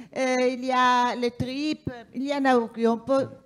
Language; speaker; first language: French; non-native, fluent; Italian